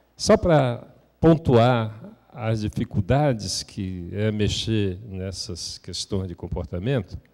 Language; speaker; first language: Portuguese; native; Portuguese